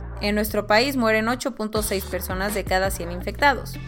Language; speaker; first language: Spanish; native; Spanish